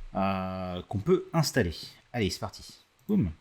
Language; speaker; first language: French; native; French